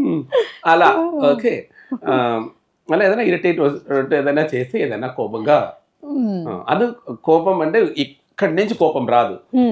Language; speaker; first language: Telugu; non-native, local second language; Tamil